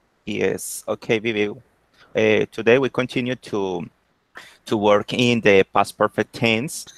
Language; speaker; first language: English; non-native, learner; Spanish